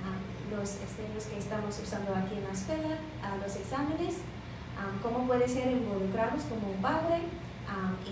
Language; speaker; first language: Spanish; non-native, learner; English